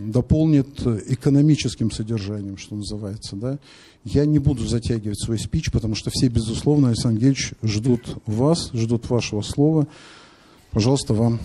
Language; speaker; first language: Russian; native; Russian